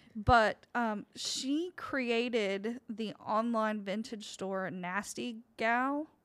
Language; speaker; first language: English; native; English